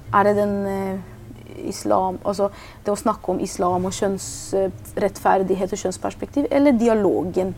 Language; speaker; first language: Norwegian; early bilingual, other home language; Persian